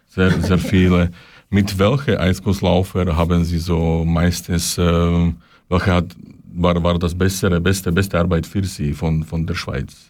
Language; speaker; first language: German; non-native, learner; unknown